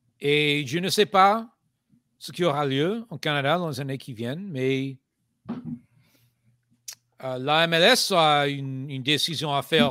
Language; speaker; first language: French; non-native, fluent; English